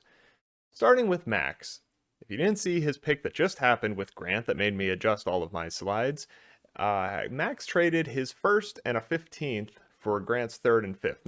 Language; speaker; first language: English; native; English